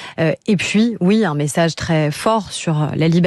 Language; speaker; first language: French; native; French